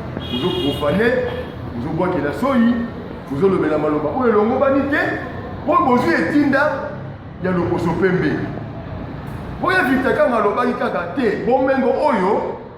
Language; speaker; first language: Lingala; non-native, local second language; Kongo